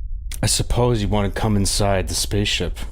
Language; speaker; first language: English; native; English